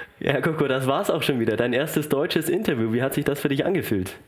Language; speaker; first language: German; native; German